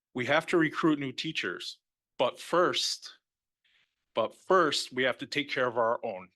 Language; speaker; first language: English; native; English